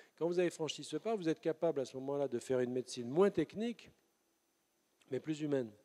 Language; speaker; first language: French; native; French